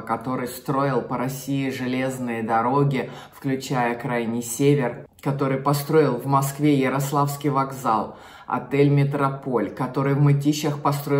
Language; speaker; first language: Russian; native; Russian